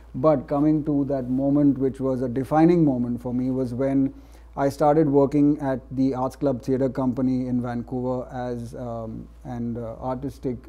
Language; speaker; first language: English; non-native, local second language; Gujarati